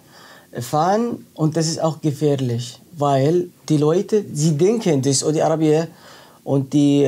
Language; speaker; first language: German; non-native, learner; Arabic